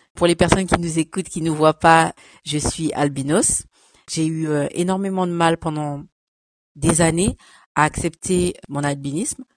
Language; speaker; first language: French; early bilingual, other home language; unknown